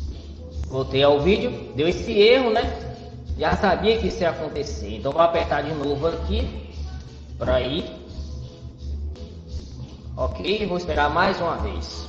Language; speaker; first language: Portuguese; native; Portuguese